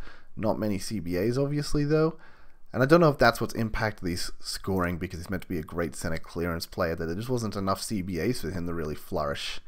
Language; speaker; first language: English; native; English